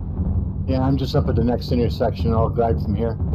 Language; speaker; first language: English; native; English